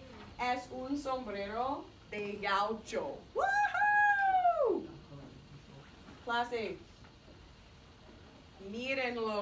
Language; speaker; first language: Spanish; non-native, fluent; English